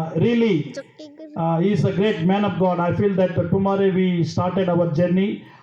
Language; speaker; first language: English; non-native, local second language; Telugu